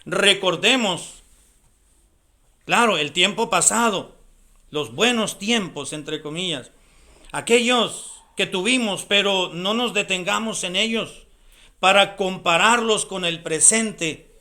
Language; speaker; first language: Spanish; native; Spanish